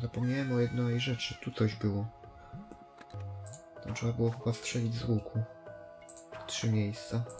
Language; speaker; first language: Polish; native; Polish